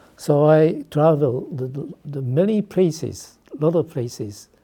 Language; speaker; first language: English; non-native, learner; Japanese